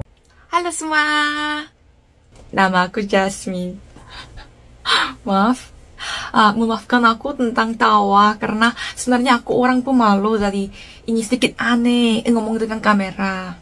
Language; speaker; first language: Indonesian; non-native, fluent; Korean